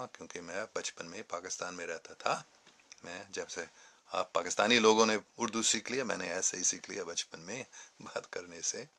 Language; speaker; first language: Hindi; non-native, fluent; English